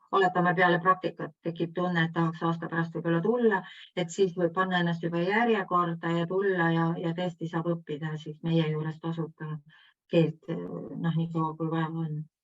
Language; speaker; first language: Estonian; native; Estonian